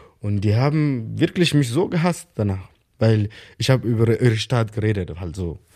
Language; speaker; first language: German; non-native, learner; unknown